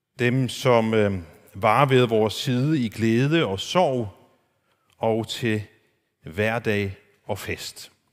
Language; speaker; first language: Danish; non-native, local second language; Faroese